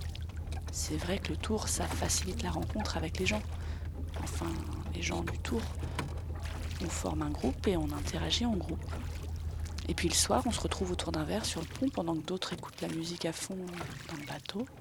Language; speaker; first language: French; native; French